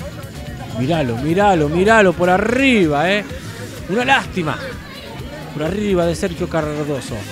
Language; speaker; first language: Spanish; native; Spanish